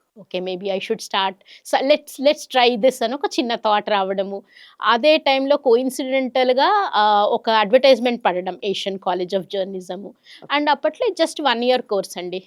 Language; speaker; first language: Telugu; non-native, local second language; Kannada